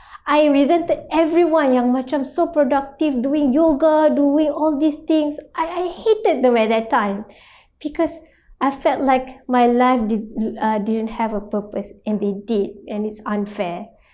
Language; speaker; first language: English; non-native, local second language; Malay